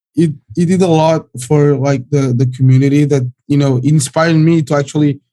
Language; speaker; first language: English; early bilingual, other home language; Portuguese